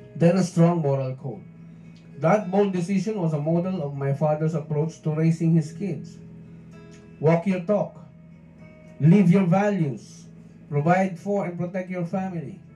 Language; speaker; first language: English; non-native, local second language; Filipino